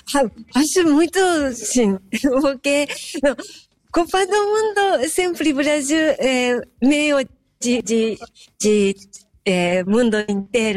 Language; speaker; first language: Portuguese; non-native, fluent; Japanese